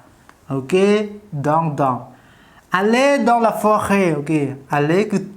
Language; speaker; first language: French; non-native, fluent; Khmer